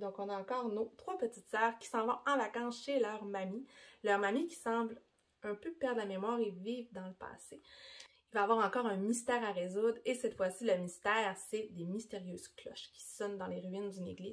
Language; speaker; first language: French; native; French